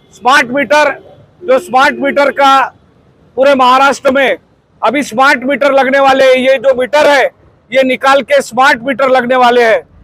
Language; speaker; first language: Hindi; non-native, local second language; Marathi